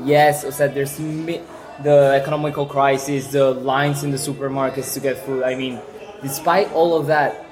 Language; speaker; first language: English; non-native, fluent; Spanish